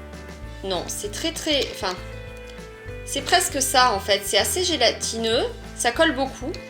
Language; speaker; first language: French; native; French